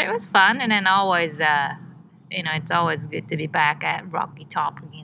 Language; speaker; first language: English; non-native, fluent; Japanese